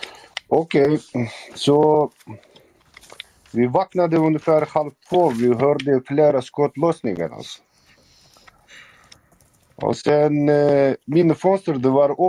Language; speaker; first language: Swedish; non-native, local second language; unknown